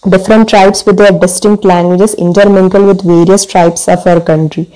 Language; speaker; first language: English; non-native, local second language; Malayalam